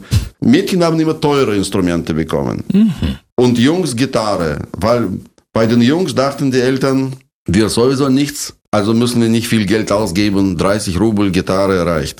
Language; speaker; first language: German; non-native, fluent; Russian